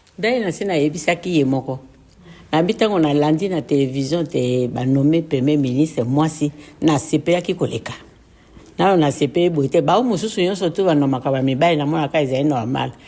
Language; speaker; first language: Lingala; non-native, local second language; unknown